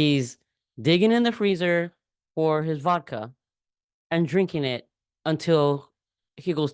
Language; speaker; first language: English; native; English